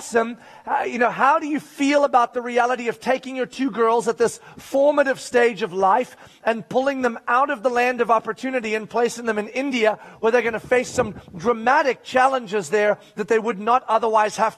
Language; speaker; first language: English; native; English